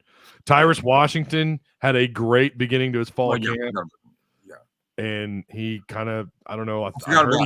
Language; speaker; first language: English; native; English